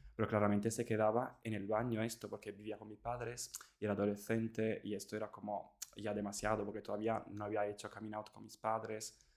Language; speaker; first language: Spanish; non-native, fluent; Italian